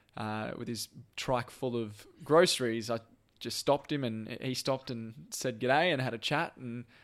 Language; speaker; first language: English; native; English